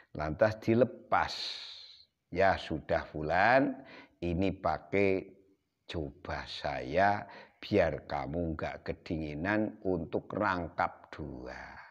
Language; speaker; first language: Indonesian; non-native, local second language; Javanese